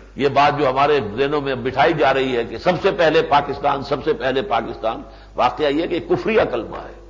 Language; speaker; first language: Urdu; native; Urdu